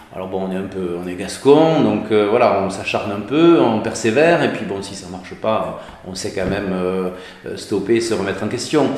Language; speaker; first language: French; native; French